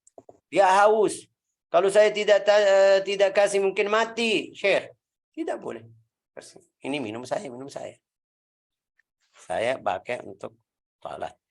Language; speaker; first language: Indonesian; non-native, fluent; Arabic